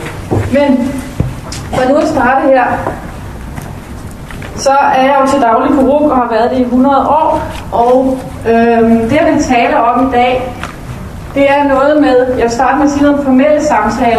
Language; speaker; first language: Danish; native; Danish